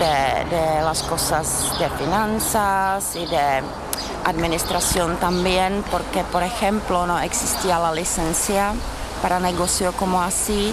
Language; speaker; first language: Spanish; non-native, learner; Czech